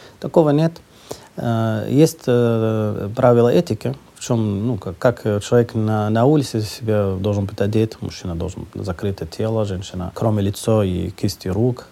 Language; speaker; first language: Russian; non-native, fluent; Persian